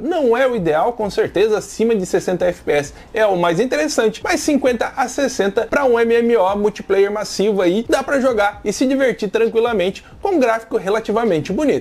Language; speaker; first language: Portuguese; native; Portuguese